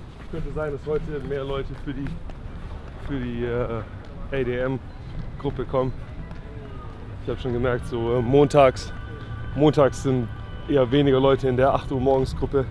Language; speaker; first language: German; native; German